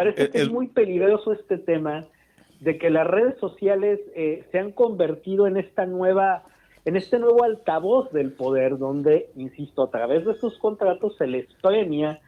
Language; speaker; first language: Spanish; native; Spanish